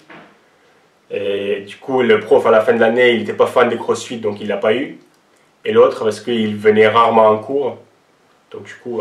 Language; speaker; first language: French; non-native, local second language; Armenian